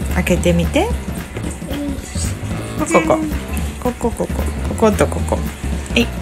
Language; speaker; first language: Japanese; native; Japanese